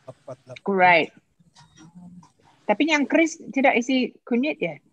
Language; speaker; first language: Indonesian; non-native, fluent; English